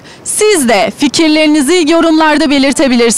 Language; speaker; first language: Turkish; native; Turkish